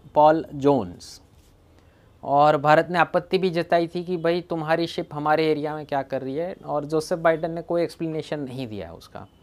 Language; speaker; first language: Hindi; non-native, local second language; Gujarati